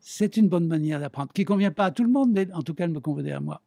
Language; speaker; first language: French; native; French